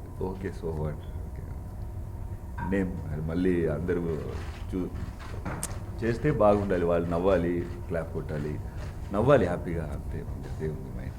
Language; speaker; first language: Telugu; non-native, learner; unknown